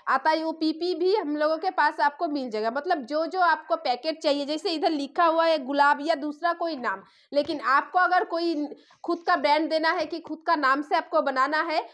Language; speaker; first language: Hindi; non-native, local second language; Bangla